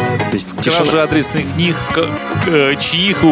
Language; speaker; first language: Russian; native; Russian